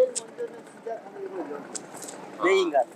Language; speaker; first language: Korean; non-native, fluent; Hindi